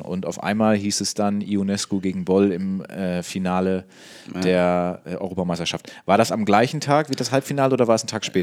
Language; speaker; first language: German; native; German